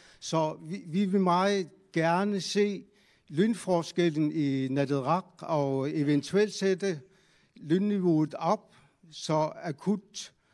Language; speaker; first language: Danish; non-native, local second language; Kalaallisut